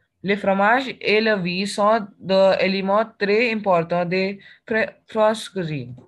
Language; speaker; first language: French; non-native, learner; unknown